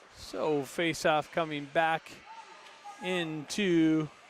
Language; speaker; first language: English; native; English